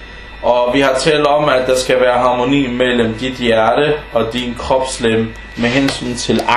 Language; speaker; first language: Danish; early bilingual, other home language; Arabic